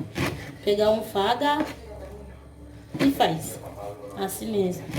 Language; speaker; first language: Portuguese; non-native, learner; Haitian Creole